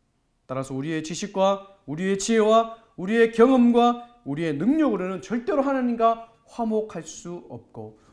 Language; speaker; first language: Korean; native; Korean